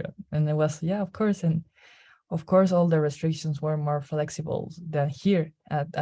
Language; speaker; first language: English; non-native, learner; Spanish